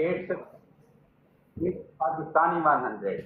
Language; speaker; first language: English; non-native, learner; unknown